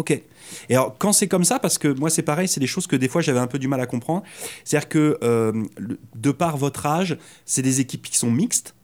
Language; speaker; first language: French; native; French